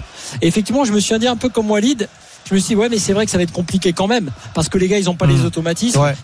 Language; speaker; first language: French; native; French